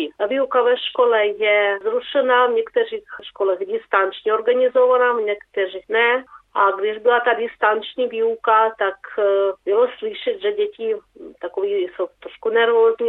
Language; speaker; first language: Czech; early bilingual, heritage; Czech